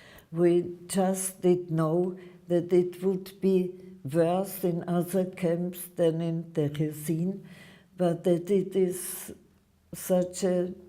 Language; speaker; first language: English; non-native, fluent; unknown